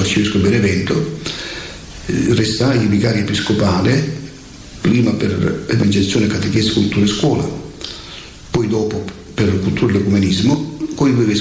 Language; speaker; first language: Italian; native; Italian